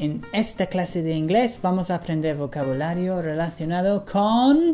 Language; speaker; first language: Spanish; non-native, fluent; English